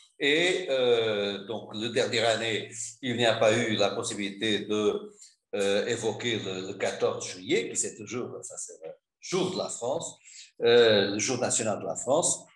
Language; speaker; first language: French; non-native, fluent; Portuguese